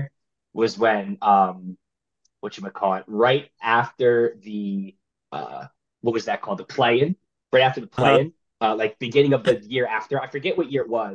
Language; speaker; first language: English; native; English